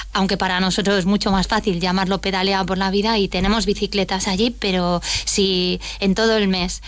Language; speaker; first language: Spanish; native; Spanish